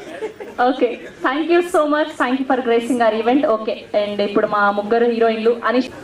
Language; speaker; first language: Telugu; native; Telugu